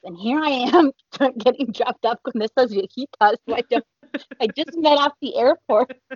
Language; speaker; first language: English; early bilingual, other home language; Spanish